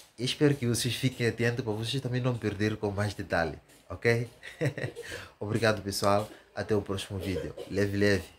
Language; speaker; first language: Portuguese; native; Portuguese